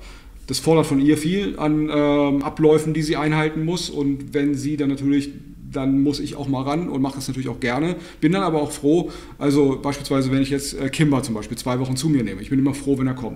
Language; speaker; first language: German; native; German